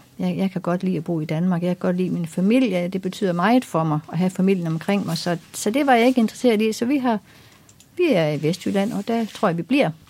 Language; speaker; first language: Danish; native; Danish